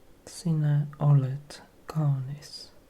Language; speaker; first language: Finnish; non-native, learner; English